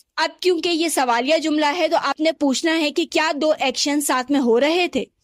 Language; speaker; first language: Urdu; native; Urdu